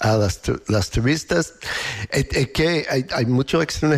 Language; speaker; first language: Spanish; non-native, fluent; English